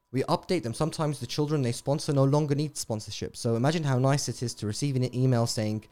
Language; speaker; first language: English; native; English